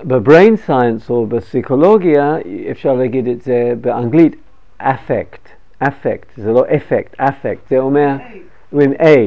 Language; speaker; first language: Hebrew; non-native, fluent; English